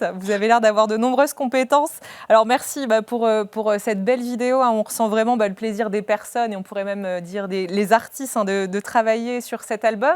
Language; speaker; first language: French; native; French